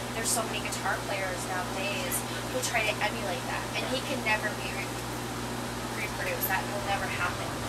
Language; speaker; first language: English; native; English